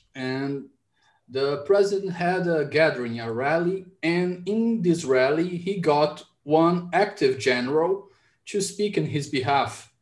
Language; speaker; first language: English; non-native, fluent; Portuguese